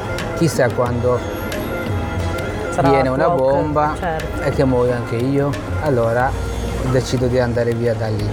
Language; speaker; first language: Italian; non-native, fluent; Bangla